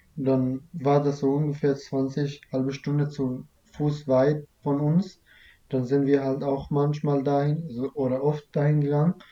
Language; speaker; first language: German; early bilingual, other home language; Kurdish